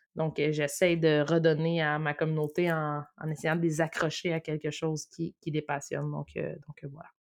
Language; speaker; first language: French; native; French